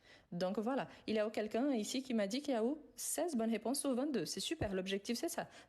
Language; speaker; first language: French; non-native, fluent; Arabic